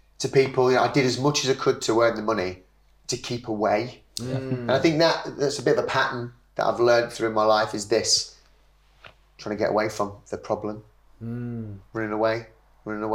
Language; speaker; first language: English; native; English